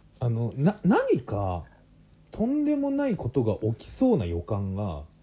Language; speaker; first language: Japanese; native; Japanese